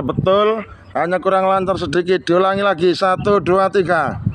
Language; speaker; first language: Indonesian; native; Indonesian